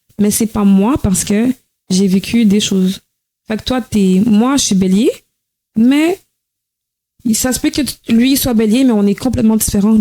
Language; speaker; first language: French; native; French